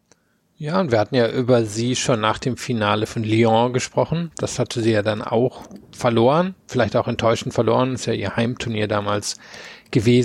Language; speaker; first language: German; native; German